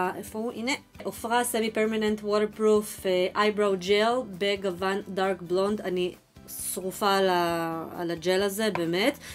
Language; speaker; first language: Hebrew; early bilingual, other home language; Russian